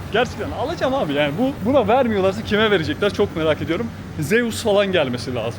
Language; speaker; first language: Turkish; native; Turkish